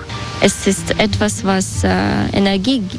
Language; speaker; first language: German; non-native, fluent; Russian